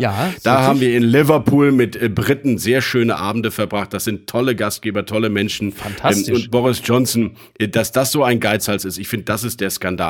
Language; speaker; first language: German; native; German